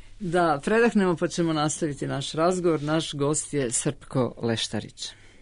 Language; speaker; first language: Serbian; native; Serbian